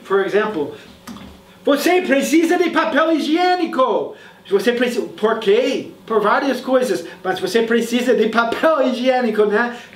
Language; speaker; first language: Portuguese; non-native, fluent; English